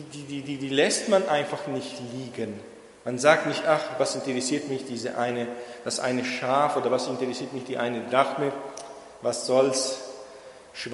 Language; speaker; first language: German; non-native, fluent; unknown